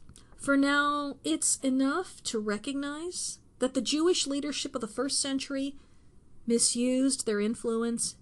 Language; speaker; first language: English; native; English